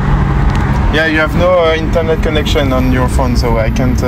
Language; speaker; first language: English; non-native, learner; French